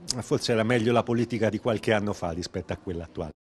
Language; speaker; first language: Italian; native; Italian